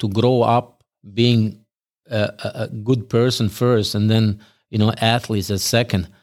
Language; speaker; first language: English; non-native, fluent; Bosnian